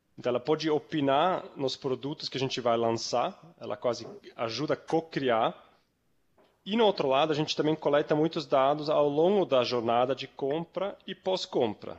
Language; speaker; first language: Portuguese; non-native, fluent; German